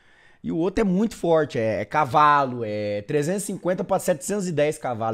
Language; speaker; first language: Portuguese; native; Portuguese